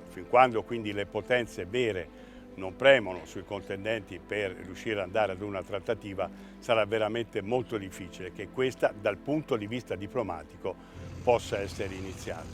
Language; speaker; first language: Italian; native; Italian